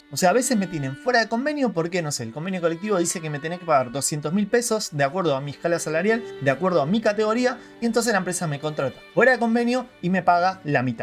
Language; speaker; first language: Spanish; native; Spanish